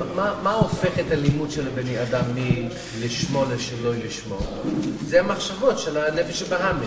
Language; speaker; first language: Hebrew; non-native, fluent; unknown